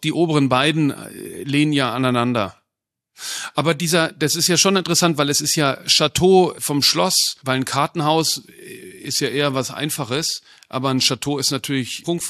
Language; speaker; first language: German; native; German